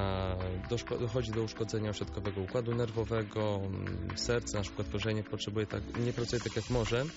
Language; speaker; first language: Polish; native; Polish